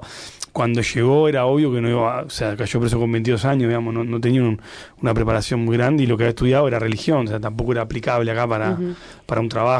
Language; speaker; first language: Spanish; native; Spanish